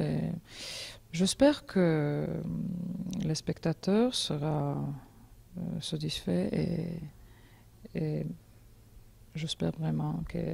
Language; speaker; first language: French; non-native, learner; Georgian